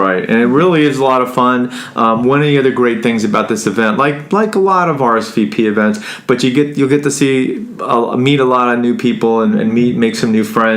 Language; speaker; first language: English; native; English